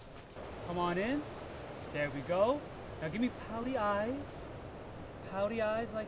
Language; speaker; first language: English; native; English